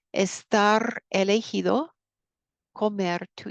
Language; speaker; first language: Spanish; non-native, fluent; English